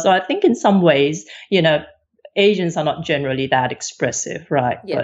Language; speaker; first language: English; non-native, local second language; Cantonese